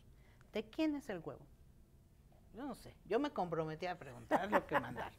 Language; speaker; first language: Spanish; native; Spanish